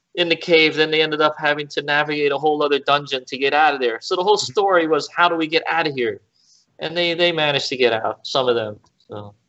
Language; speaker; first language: English; native; English